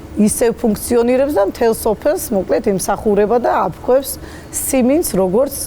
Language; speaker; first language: Georgian; native; Georgian